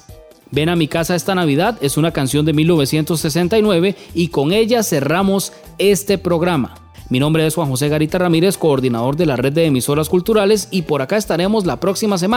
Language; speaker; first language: Spanish; native; Spanish